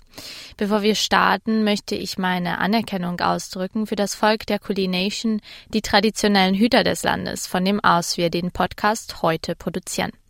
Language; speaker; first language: German; native; German